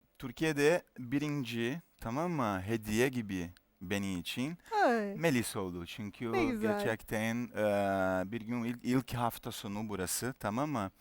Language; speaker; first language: Turkish; non-native, learner; Portuguese